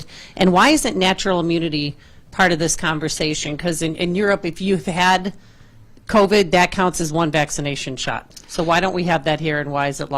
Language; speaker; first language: English; native; English